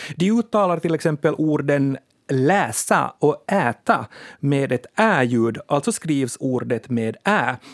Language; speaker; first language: Swedish; native; Swedish